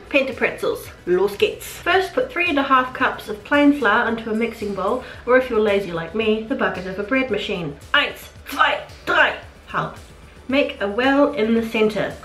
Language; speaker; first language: English; native; English